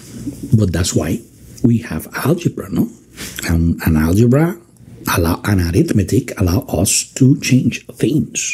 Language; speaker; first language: English; non-native, fluent; Spanish